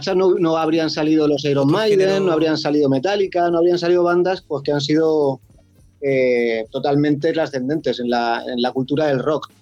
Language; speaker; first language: Spanish; native; Spanish